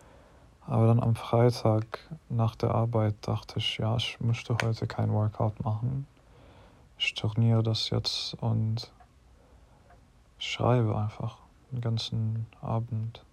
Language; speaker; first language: German; non-native, fluent; English